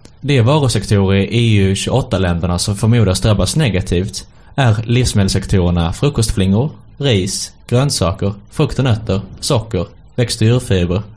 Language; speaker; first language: Swedish; native; Swedish